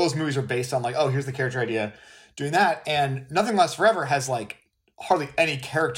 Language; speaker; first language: English; native; English